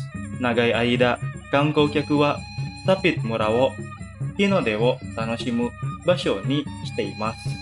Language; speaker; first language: Japanese; non-native, fluent; Indonesian